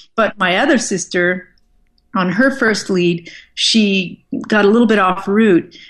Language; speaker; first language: English; native; English